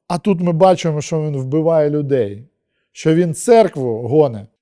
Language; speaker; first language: Ukrainian; non-native, local second language; Russian